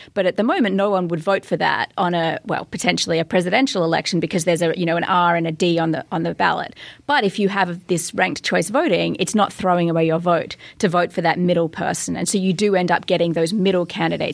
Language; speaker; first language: English; native; English